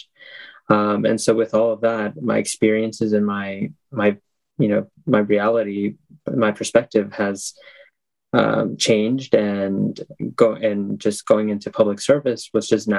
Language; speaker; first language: English; native; English